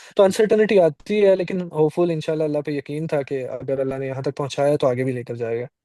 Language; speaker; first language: Urdu; non-native, local second language; Punjabi